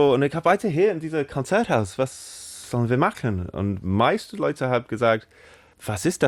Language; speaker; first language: German; non-native, learner; English